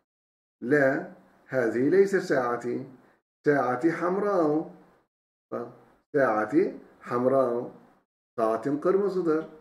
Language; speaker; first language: Arabic; non-native, fluent; Turkish